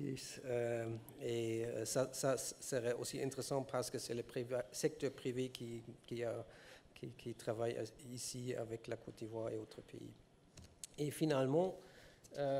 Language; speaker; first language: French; non-native, learner; German